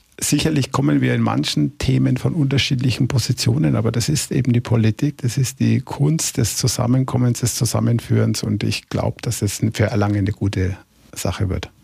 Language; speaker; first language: German; native; German